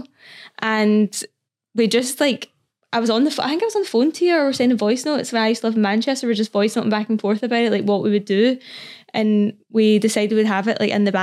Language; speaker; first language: English; native; English